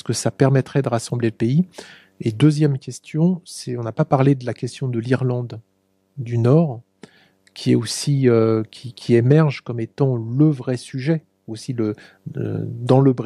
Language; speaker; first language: French; native; French